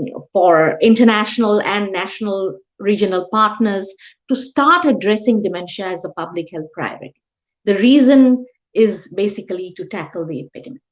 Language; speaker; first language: English; non-native, local second language; Bangla